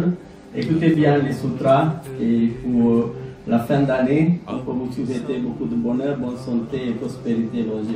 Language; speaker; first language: French; non-native, learner; Sinhala